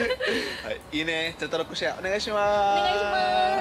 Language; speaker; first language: Japanese; non-native, fluent; Indonesian